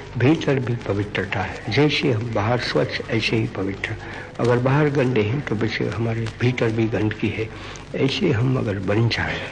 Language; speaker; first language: Hindi; non-native, local second language; Gujarati